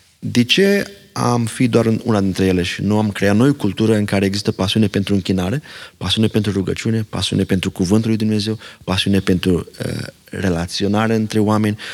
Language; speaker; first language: Romanian; non-native, local second language; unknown